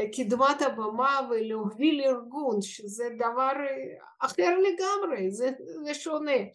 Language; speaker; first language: Hebrew; non-native, fluent; Russian